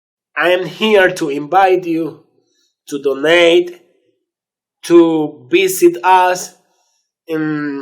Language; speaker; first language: English; non-native, learner; Spanish